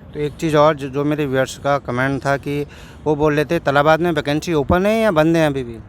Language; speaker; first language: Hindi; native; Hindi